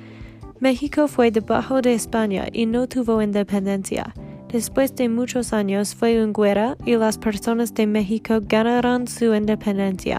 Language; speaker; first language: Spanish; non-native, learner; English